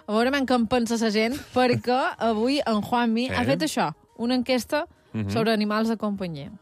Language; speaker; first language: Catalan; native; Catalan